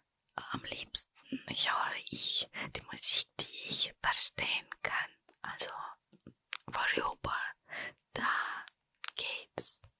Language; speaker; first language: German; non-native, fluent; Russian